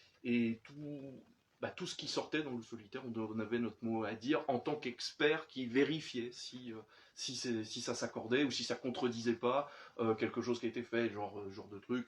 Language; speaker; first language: French; native; French